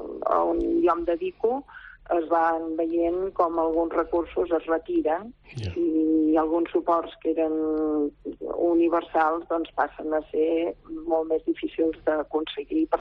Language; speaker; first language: Catalan; native; Catalan